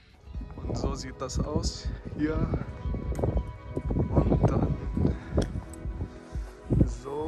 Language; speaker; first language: German; non-native, fluent; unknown